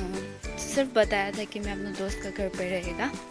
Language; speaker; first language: Hindi; non-native, local second language; Assamese